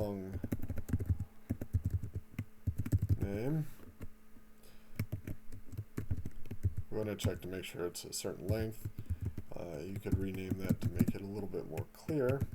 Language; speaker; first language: English; native; English